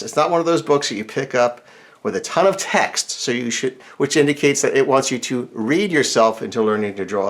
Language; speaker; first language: English; native; English